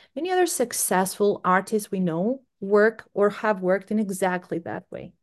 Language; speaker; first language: English; non-native, fluent; Greek